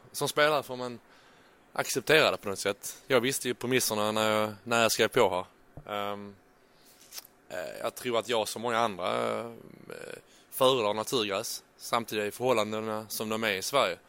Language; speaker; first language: Swedish; native; Swedish